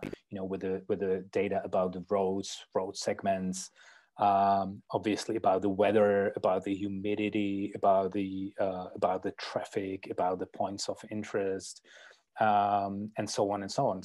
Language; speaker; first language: English; non-native, fluent; Czech